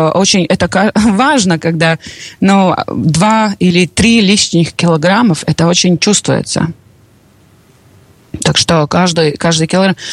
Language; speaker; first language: Russian; non-native, local second language; Latvian